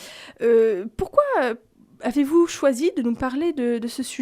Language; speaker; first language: French; native; French